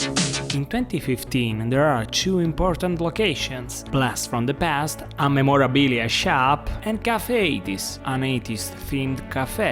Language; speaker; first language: English; non-native, fluent; Italian